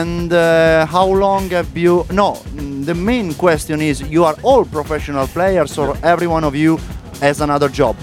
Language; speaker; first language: English; non-native, fluent; Italian